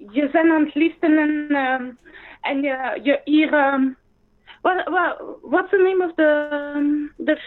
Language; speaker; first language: English; non-native, fluent; French